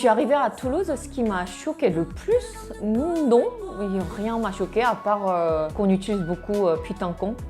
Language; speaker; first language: French; non-native, fluent; Korean